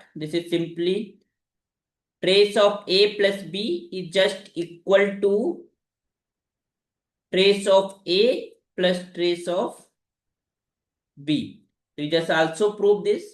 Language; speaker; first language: English; non-native, local second language; Hindi